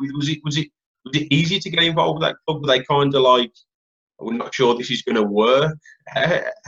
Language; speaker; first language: English; native; English